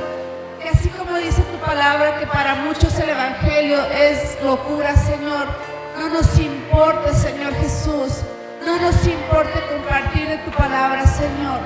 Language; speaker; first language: Spanish; native; Spanish